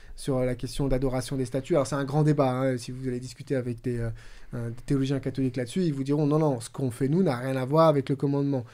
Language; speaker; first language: French; native; French